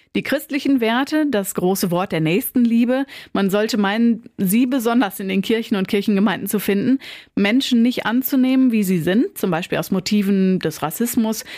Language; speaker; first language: German; native; German